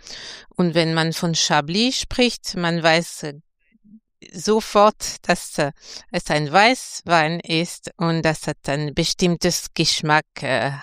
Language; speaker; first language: German; non-native, fluent; French